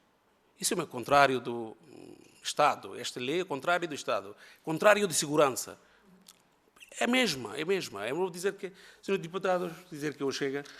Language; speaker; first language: Portuguese; non-native, learner; Bangla